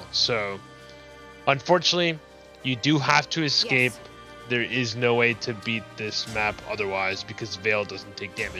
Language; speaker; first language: English; native; English